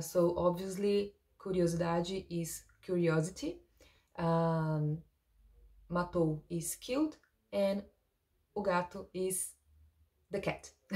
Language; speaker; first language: English; non-native, fluent; Portuguese